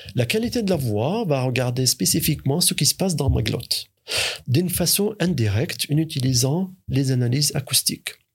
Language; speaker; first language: French; non-native, fluent; Arabic